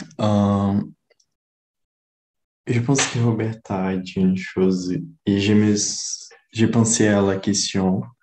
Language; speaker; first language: French; non-native, learner; Portuguese